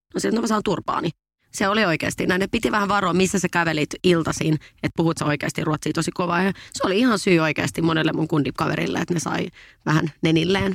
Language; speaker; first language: Finnish; non-native, local second language; Swedish